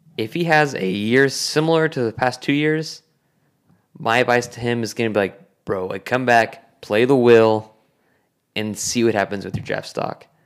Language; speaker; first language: English; native; English